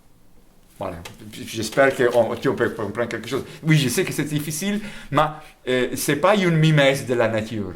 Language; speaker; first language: French; non-native, fluent; Italian